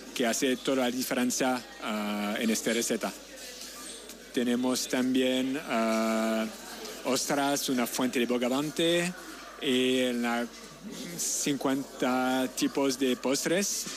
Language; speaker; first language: Spanish; non-native, learner; French